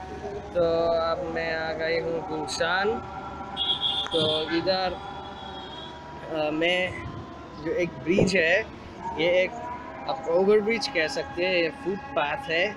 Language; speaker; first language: Hindi; non-native, learner; Bangla